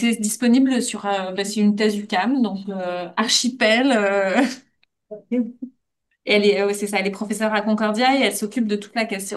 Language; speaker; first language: French; native; French